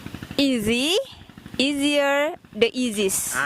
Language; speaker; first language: English; non-native, learner; Indonesian